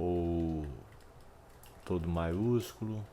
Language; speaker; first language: Portuguese; native; Portuguese